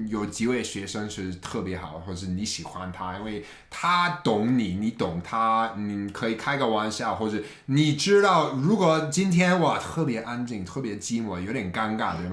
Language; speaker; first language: Chinese; non-native, fluent; English